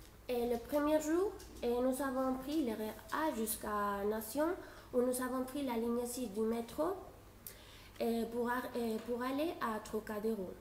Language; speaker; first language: French; non-native, fluent; Spanish